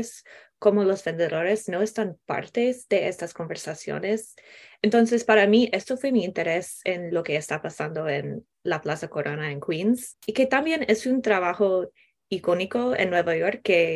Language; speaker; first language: Spanish; non-native, learner; English